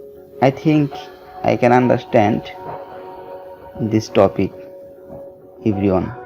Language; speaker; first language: English; non-native, learner; Bangla